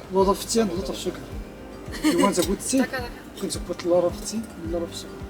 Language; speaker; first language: English; non-native, learner; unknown